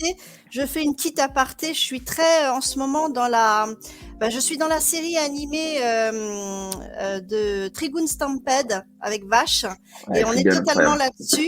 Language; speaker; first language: French; native; French